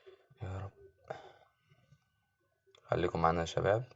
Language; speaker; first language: Arabic; native; Arabic